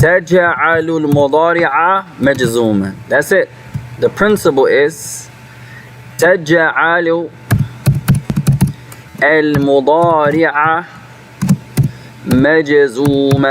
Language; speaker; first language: Arabic; non-native, fluent; English